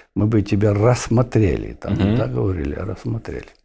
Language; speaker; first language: Russian; non-native, local second language; Ukrainian